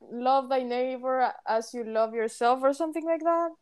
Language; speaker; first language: English; non-native, fluent; Spanish